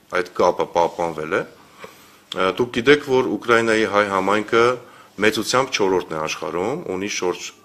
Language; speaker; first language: Armenian; native; Armenian